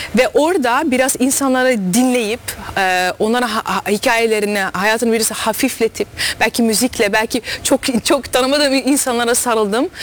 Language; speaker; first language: Turkish; early bilingual, heritage; Dutch